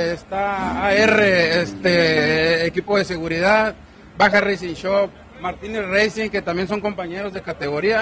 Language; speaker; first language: Spanish; native; Spanish